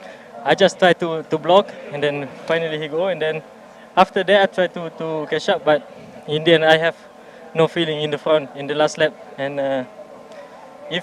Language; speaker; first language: English; non-native, learner; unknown